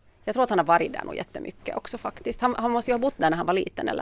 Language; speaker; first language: Swedish; native; Swedish